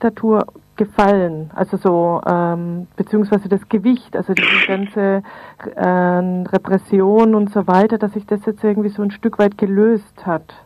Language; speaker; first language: German; native; German